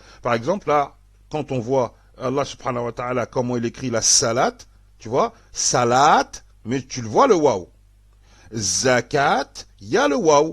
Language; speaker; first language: French; native; French